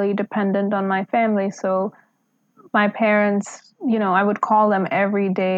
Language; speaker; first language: English; non-native, local second language; Hindi